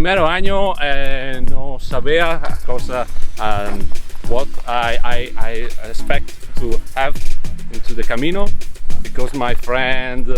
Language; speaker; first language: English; non-native, learner; Italian